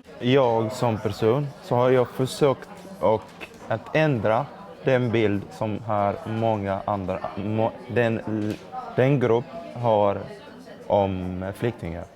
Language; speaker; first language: Swedish; non-native, fluent; Arabic